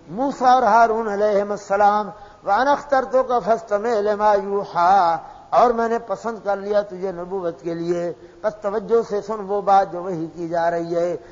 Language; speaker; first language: Urdu; non-native, local second language; Pashto